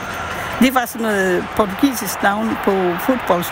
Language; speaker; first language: Danish; non-native, fluent; Portuguese